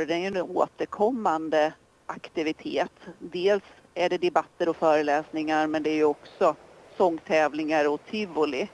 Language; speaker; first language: Swedish; native; Swedish